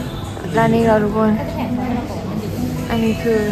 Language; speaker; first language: Chinese; non-native, learner; Thai